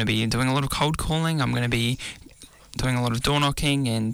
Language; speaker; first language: English; native; English